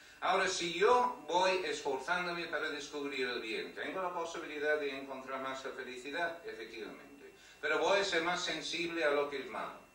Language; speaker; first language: Spanish; non-native, fluent; English